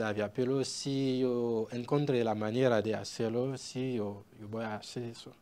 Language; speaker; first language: Spanish; non-native, learner; Haitian Creole